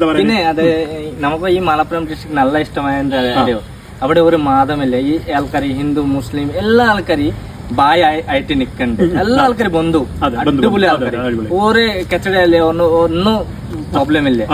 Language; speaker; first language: Malayalam; non-native, learner; Bangla